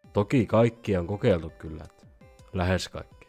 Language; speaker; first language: Finnish; native; Finnish